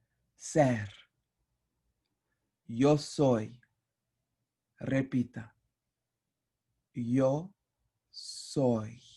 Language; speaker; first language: Spanish; non-native, fluent; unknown